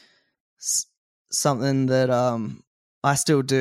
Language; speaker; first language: English; native; English